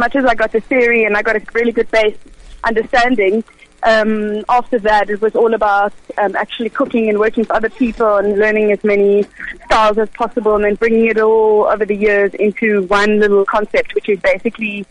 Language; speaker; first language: English; early bilingual, other home language; Hebrew